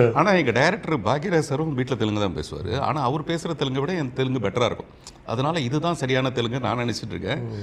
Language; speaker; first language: Tamil; non-native, local second language; Telugu